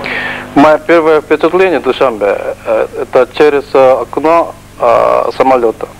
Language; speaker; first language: Russian; non-native, fluent; Japanese